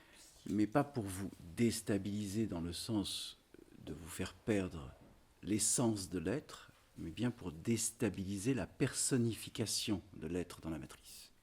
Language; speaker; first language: French; native; French